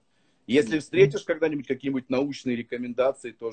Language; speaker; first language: Russian; native; Russian